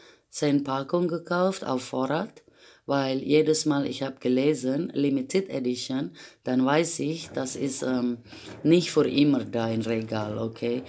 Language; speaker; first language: German; non-native, fluent; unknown